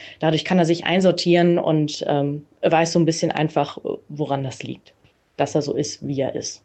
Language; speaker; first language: German; native; German